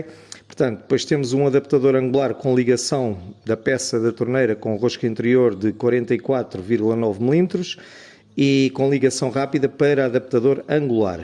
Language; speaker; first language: Portuguese; native; Portuguese